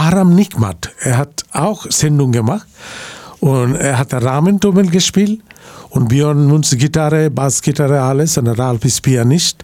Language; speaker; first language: German; non-native, learner; Bangla